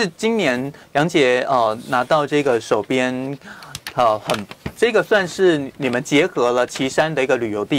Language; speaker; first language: Chinese; native; Chinese